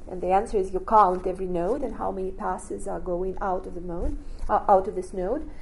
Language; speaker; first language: English; non-native, fluent; Russian